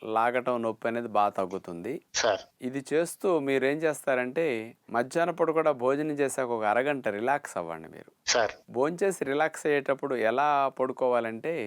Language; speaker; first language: Telugu; native; Telugu